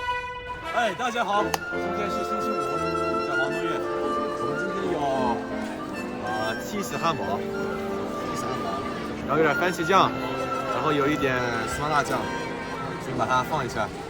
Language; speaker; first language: Chinese; early bilingual, heritage; Chinese